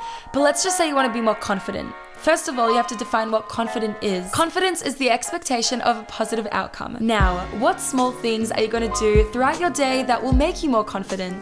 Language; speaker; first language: English; native; English